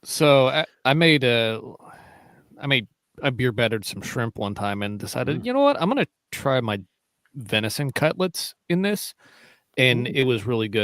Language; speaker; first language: English; native; English